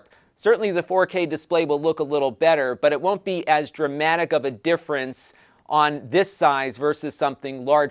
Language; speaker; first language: English; native; English